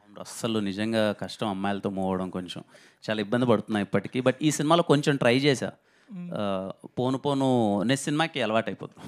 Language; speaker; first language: Telugu; native; Telugu